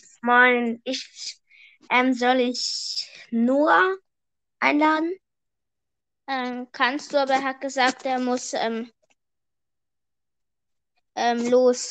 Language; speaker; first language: German; early bilingual, other home language; Vietnamese